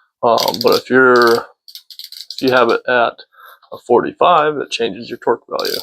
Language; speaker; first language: English; native; English